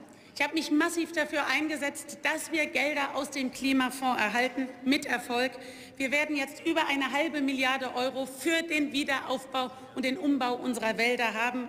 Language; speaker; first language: German; native; German